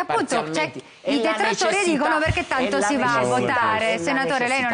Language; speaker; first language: Italian; native; Italian